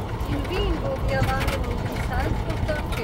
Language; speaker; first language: German; non-native, fluent; Bosnian